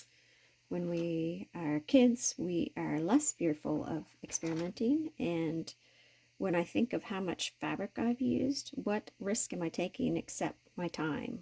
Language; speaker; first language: English; native; English